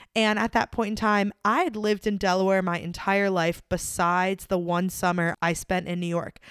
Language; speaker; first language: English; native; English